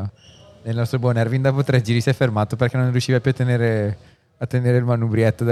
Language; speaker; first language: Italian; native; Italian